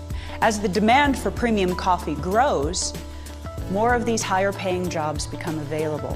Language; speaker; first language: English; native; English